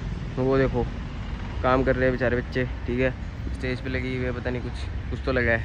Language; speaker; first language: Hindi; native; Hindi